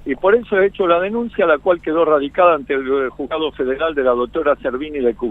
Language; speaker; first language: Spanish; native; Spanish